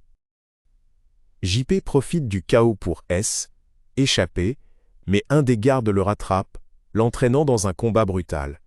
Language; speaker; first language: French; native; French